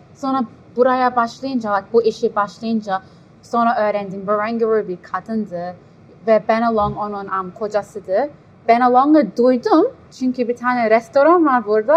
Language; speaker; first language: Turkish; early bilingual, heritage; Turkish